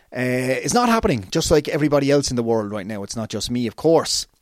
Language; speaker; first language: English; native; English